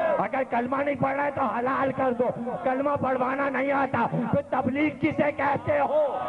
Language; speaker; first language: Urdu; native; Urdu